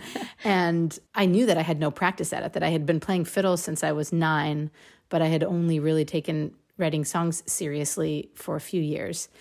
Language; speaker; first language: English; native; English